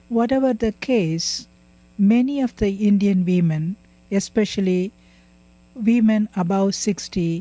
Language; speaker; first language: English; non-native, local second language; Tamil